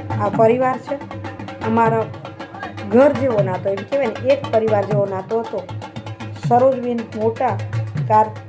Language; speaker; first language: Gujarati; native; Gujarati